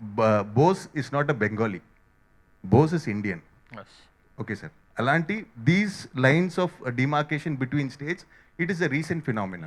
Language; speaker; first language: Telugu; non-native, learner; Hindi